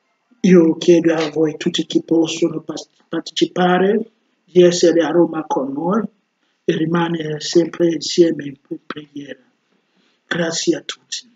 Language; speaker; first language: Italian; non-native, fluent; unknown